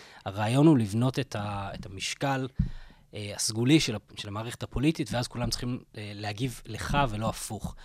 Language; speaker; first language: Hebrew; non-native, fluent; English